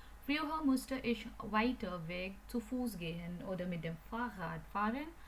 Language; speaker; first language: German; non-native, learner; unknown